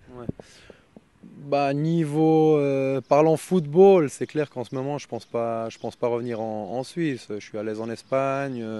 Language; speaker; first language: French; native; French